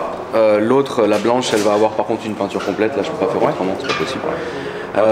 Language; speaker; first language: French; native; French